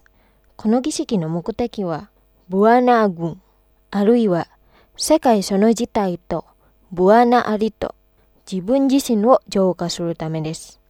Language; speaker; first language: Japanese; non-native, fluent; Indonesian